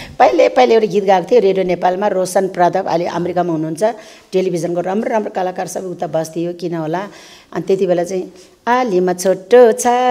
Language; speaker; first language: Nepali; non-native, local second language; Eastern Tamang